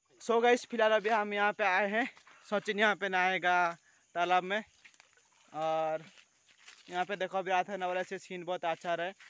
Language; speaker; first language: Hindi; non-native, local second language; Odia